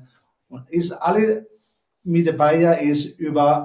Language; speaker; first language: German; non-native, learner; Spanish